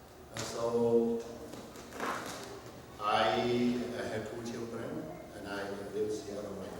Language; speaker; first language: English; non-native, learner; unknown